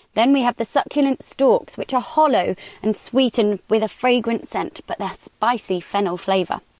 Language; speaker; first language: English; native; English